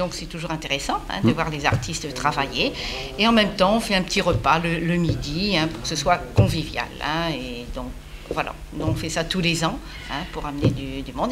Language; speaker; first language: French; native; French